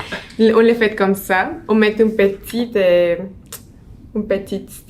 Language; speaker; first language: French; non-native, learner; Spanish